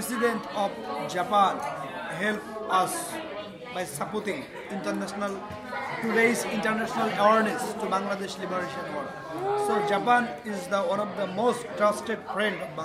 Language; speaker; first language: English; non-native, learner; Bangla